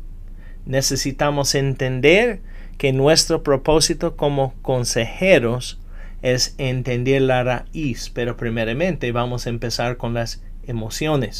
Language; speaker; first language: Spanish; non-native, fluent; English